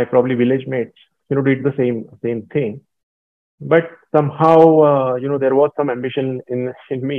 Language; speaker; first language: English; non-native, local second language; Marathi